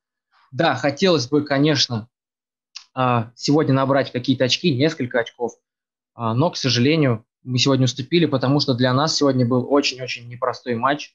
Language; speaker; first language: Russian; native; Russian